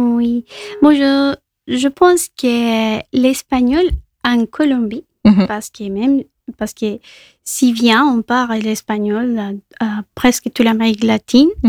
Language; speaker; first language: French; non-native, fluent; Spanish